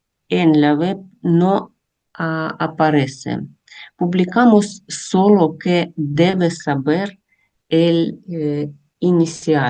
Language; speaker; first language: Spanish; non-native, learner; Russian